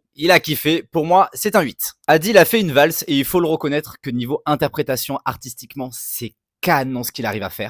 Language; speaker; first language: French; native; French